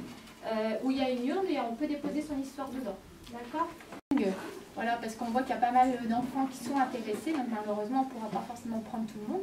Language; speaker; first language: French; native; French